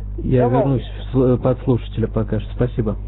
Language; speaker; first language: Russian; native; Russian